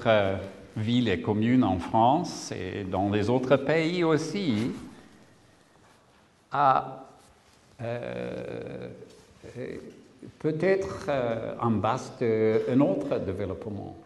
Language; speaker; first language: French; non-native, learner; English